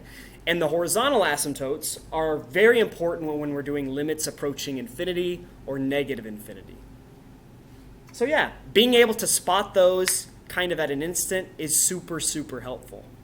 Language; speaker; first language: English; native; English